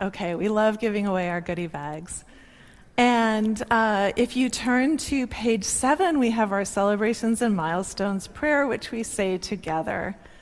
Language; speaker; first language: English; native; English